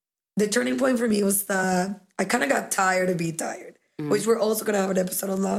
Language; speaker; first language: English; non-native, fluent; Spanish